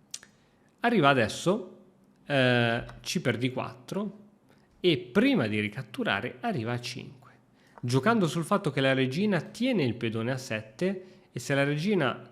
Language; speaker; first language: Italian; native; Italian